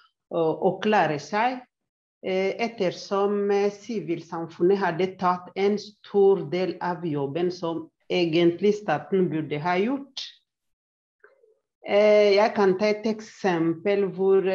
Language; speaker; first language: Swedish; non-native, fluent; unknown